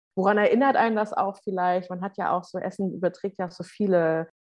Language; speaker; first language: German; native; German